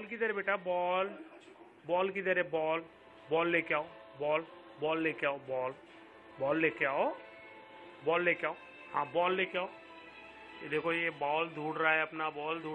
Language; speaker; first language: Hindi; native; Hindi